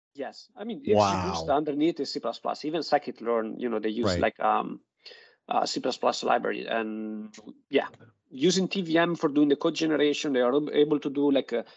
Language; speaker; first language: English; non-native, fluent; Italian